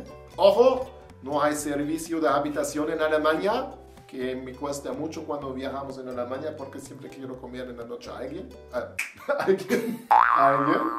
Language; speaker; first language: Spanish; non-native, learner; German